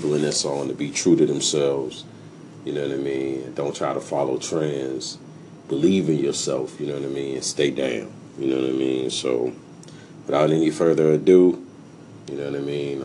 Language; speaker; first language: English; native; English